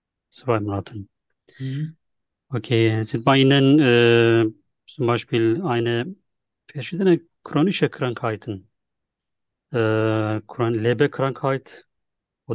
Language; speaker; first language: German; non-native, learner; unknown